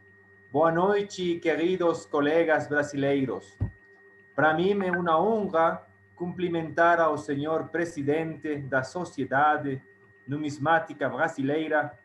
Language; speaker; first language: Portuguese; non-native, fluent; Spanish